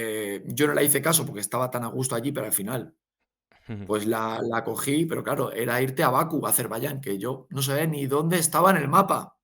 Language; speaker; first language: Spanish; native; Spanish